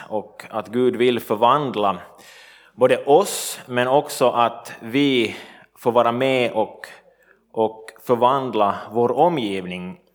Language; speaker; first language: Swedish; native; Swedish